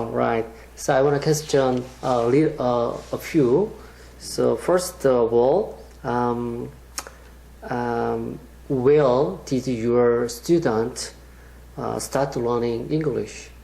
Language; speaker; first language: English; non-native, learner; Korean